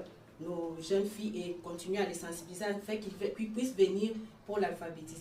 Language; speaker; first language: French; native; French